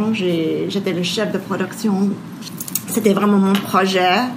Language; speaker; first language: French; non-native, local second language; English